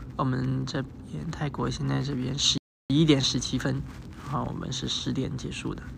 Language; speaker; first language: Chinese; early bilingual, heritage; Chinese